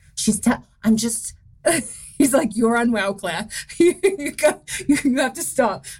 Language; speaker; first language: English; native; English